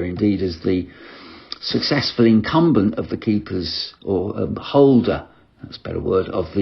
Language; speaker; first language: English; native; English